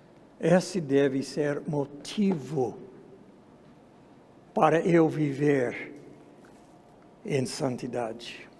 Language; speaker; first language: Portuguese; non-native, fluent; English